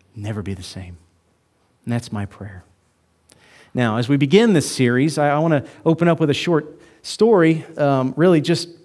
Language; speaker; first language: English; native; English